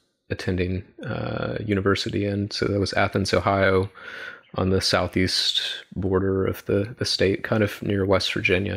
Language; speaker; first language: English; native; English